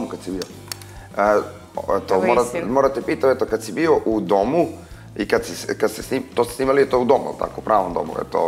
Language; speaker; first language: Serbian; native; Serbian